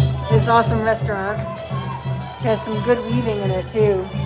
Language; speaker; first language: English; native; English